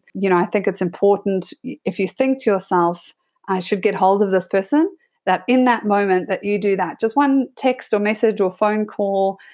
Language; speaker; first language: English; native; English